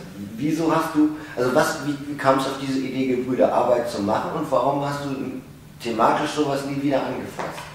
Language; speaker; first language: German; native; German